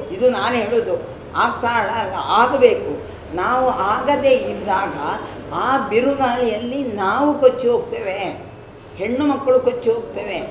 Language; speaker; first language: Kannada; non-native, local second language; Tulu